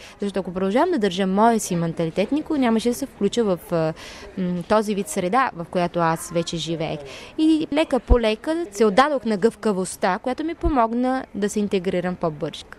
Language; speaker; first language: Bulgarian; native; Bulgarian